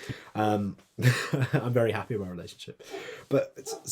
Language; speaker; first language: English; native; English